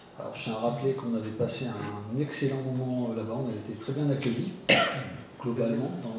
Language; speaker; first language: French; native; French